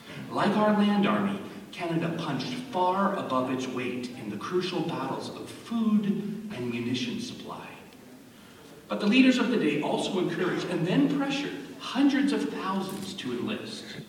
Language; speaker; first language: English; native; English